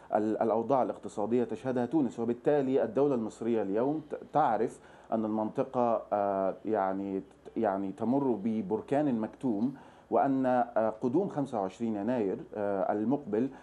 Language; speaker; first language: Arabic; native; Arabic